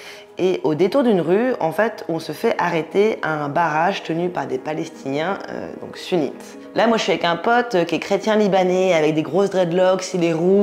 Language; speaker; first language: French; native; French